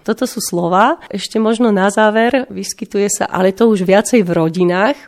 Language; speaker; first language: Slovak; native; Slovak